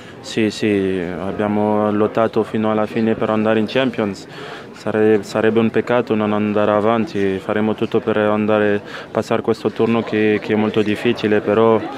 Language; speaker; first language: Italian; non-native, local second language; French